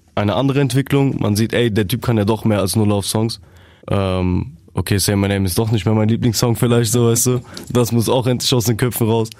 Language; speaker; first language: German; native; German